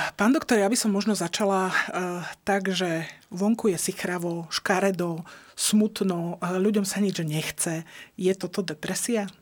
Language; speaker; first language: Slovak; native; Slovak